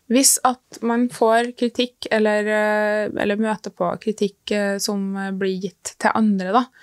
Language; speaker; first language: Norwegian; native; Norwegian